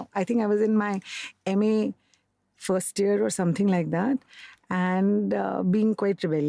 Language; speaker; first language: English; non-native, local second language; Hindi